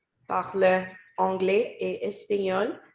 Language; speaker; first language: French; non-native, learner; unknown